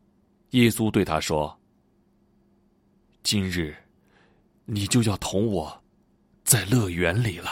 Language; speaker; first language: Chinese; native; Chinese